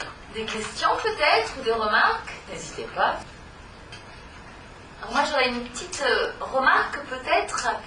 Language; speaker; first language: French; native; French